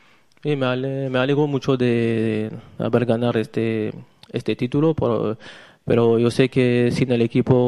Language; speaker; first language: Spanish; non-native, learner; French